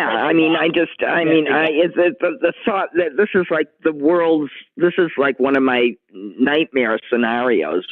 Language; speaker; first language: English; native; English